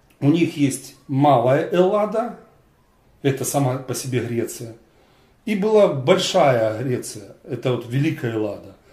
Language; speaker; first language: Russian; native; Russian